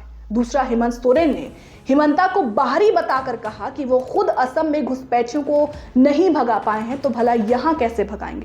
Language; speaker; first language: Hindi; native; Hindi